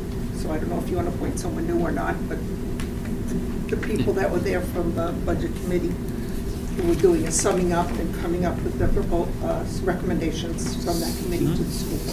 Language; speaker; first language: English; native; English